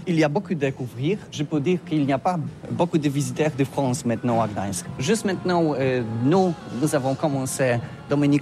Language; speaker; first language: French; non-native, learner; Polish